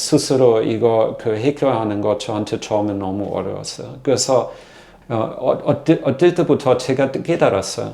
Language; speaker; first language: Korean; non-native, learner; German